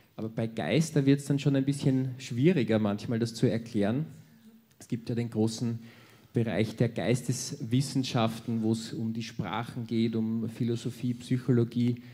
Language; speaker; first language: German; native; German